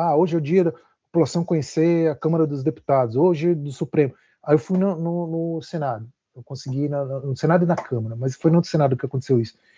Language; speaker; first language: Portuguese; native; Portuguese